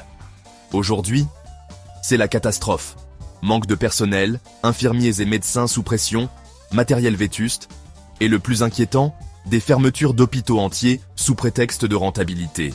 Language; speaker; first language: French; native; French